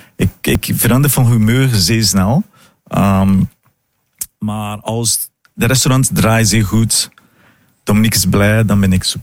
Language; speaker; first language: Dutch; non-native, fluent; Portuguese